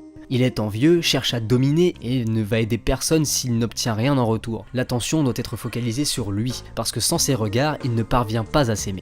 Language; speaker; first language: French; native; French